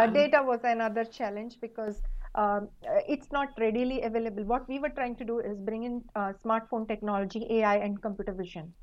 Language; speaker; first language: English; non-native, local second language; Kannada